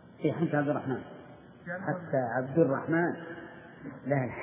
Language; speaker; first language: Arabic; native; Arabic